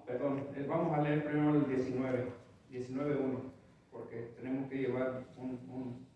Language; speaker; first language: Spanish; native; Spanish